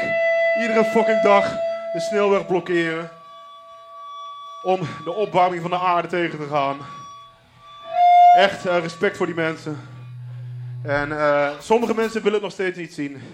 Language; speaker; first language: Dutch; native; Dutch